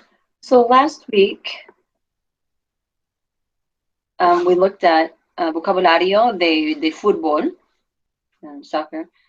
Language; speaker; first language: Spanish; non-native, fluent; English